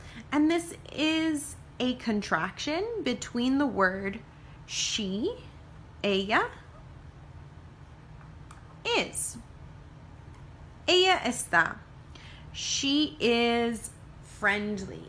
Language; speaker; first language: English; native; English